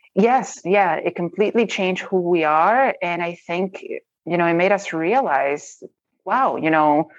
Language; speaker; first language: English; non-native, fluent; Spanish